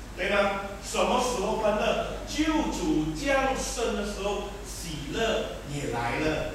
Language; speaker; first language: Chinese; native; Chinese